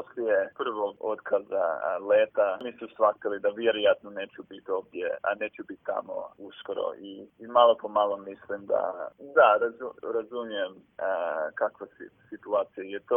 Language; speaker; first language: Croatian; early bilingual, heritage; English